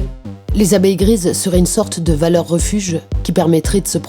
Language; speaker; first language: French; native; French